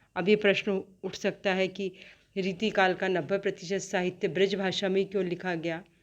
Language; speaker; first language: Hindi; native; Hindi